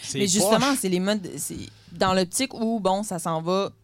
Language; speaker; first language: French; native; French